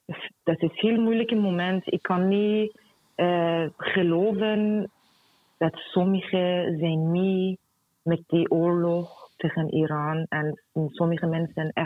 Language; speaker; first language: Dutch; non-native, fluent; Persian